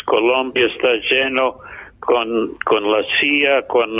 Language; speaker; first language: Spanish; non-native, fluent; English